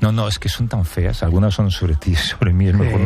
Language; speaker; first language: Spanish; native; Spanish